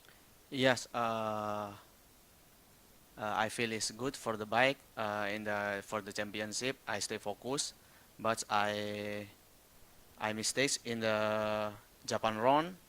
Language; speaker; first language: English; non-native, learner; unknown